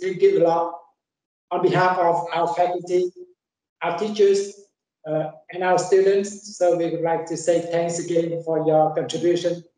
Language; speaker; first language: English; non-native, fluent; Vietnamese